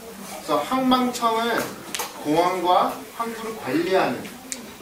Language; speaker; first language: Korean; early bilingual, heritage; Korean